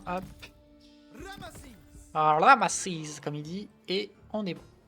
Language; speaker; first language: French; native; French